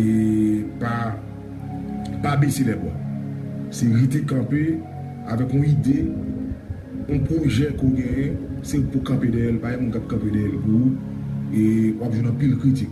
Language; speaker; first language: French; non-native, local second language; Haitian Creole